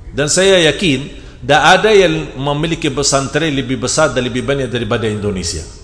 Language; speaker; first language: Indonesian; non-native, fluent; Arabic